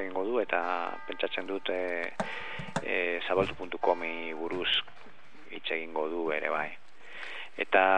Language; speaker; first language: Basque; non-native, learner; Spanish